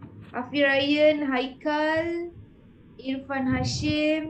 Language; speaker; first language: English; non-native, local second language; Malay